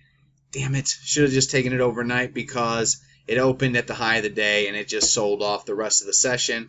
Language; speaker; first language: English; native; English